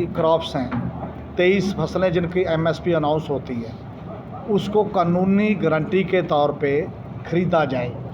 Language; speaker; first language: Hindi; non-native, local second language; Punjabi